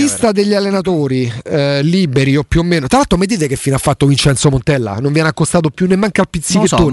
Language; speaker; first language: Italian; native; Italian